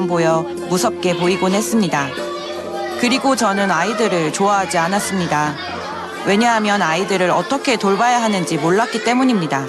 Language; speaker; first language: Korean; non-native, fluent; Thai